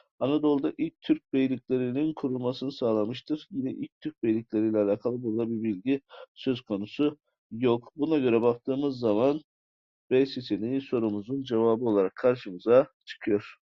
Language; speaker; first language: Turkish; native; Turkish